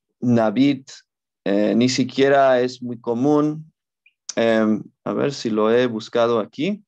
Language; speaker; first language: Spanish; non-native, fluent; English